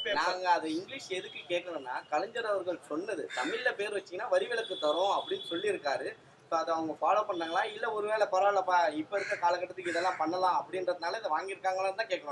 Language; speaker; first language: Tamil; native; Tamil